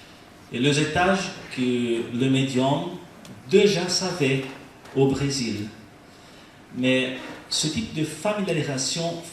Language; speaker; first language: French; non-native, learner; Portuguese